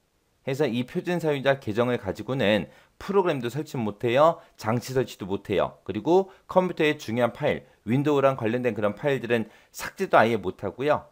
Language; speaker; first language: Korean; native; Korean